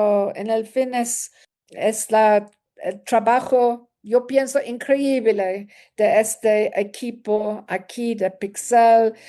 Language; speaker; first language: Spanish; non-native, learner; English